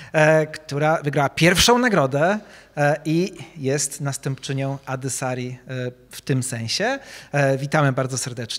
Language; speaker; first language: Polish; native; Polish